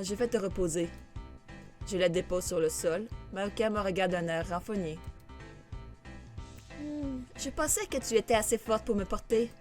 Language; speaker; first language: French; native; French